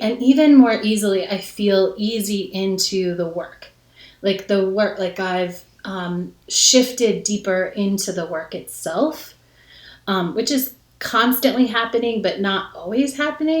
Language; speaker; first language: English; native; English